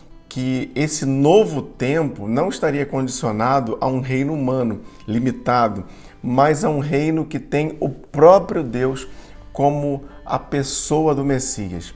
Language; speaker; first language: Portuguese; native; Portuguese